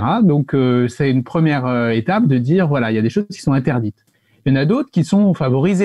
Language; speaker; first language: French; native; French